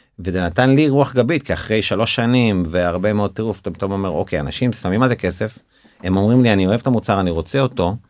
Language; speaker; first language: Hebrew; native; Hebrew